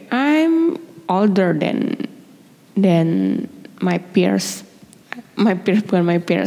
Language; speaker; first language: English; non-native, learner; Indonesian